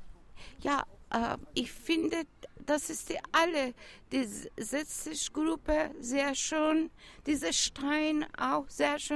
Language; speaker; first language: German; non-native, learner; Turkish